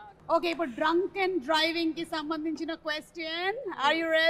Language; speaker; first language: Telugu; native; Telugu